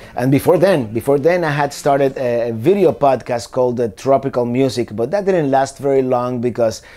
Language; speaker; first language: English; non-native, fluent; Spanish